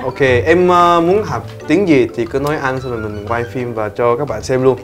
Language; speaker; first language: Vietnamese; non-native, learner; Korean